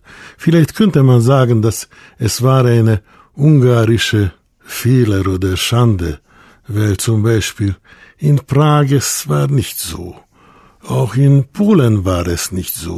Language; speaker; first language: German; non-native, fluent; Hungarian